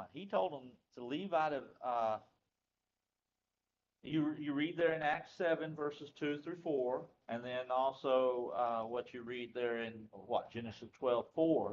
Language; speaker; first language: English; native; English